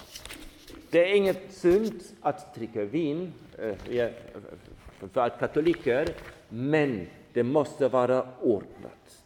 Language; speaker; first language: Swedish; non-native, fluent; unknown